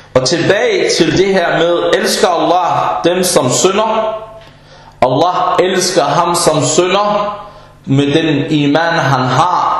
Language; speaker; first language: Danish; non-native, fluent; Arabic